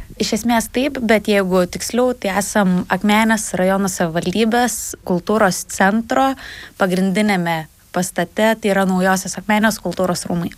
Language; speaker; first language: Lithuanian; native; Lithuanian